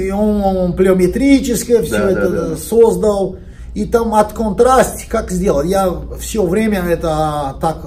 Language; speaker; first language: Russian; non-native, learner; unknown